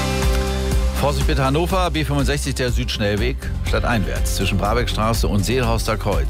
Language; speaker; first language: German; native; German